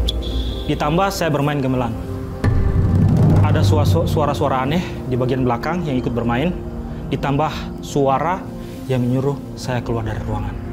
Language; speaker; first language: Indonesian; native; Indonesian